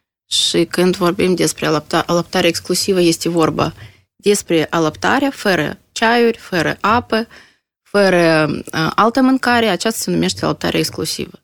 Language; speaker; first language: Romanian; non-native, local second language; Russian